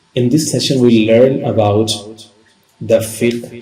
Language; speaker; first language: English; non-native, local second language; Urdu